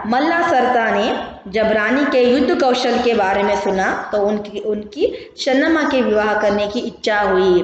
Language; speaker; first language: Hindi; non-native, local second language; Kannada